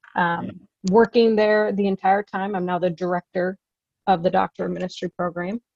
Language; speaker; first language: English; native; English